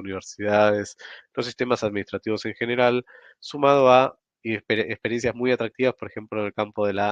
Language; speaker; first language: Spanish; native; Spanish